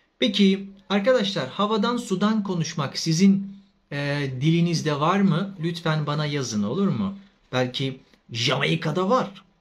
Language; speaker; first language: Turkish; native; Turkish